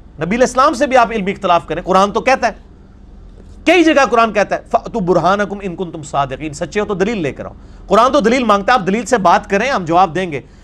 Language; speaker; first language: Urdu; non-native, local second language; Punjabi